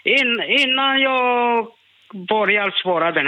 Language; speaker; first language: Swedish; non-native, learner; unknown